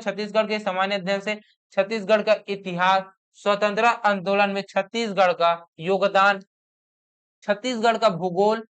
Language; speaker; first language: Hindi; native; Hindi